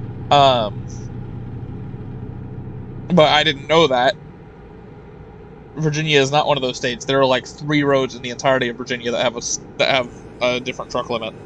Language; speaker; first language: English; native; English